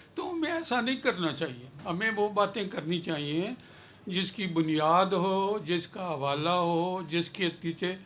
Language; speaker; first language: Urdu; non-native, local second language; Punjabi